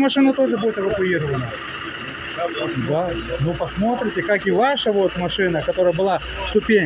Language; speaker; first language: Russian; native; Russian